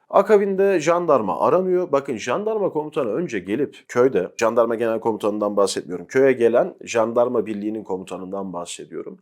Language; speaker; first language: Turkish; native; Turkish